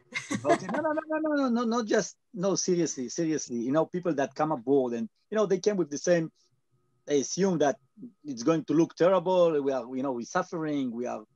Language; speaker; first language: English; non-native, learner; Hebrew